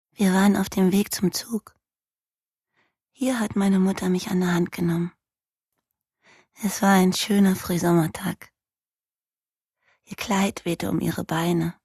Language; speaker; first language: German; native; German